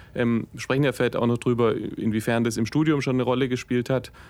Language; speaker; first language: German; native; German